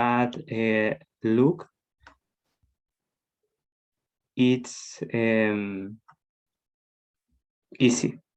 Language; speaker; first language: English; non-native, learner; Spanish